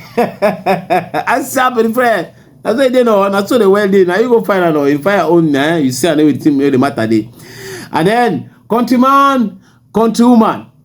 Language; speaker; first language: Nigerian Pidgin; native; Nigerian Pidgin